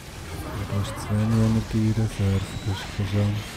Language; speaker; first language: German; native; German